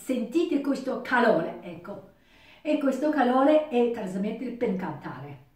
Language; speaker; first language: Italian; non-native, learner; Japanese